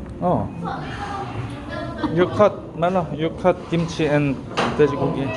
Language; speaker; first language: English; non-native, learner; Korean